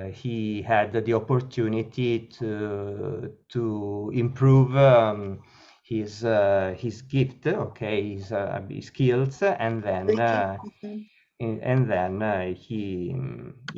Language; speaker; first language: English; non-native, learner; Italian